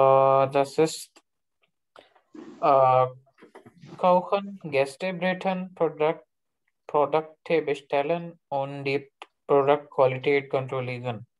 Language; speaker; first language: German; non-native, learner; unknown